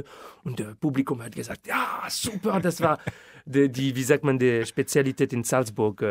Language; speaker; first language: German; non-native, fluent; French